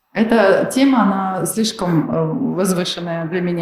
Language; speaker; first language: Russian; native; Russian